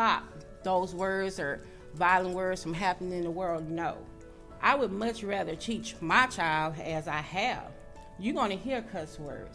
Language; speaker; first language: English; native; English